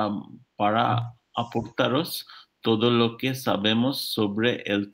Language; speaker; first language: Spanish; non-native, learner; English